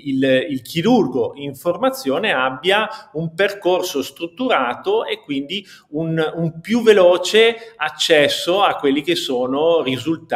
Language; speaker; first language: Italian; native; Italian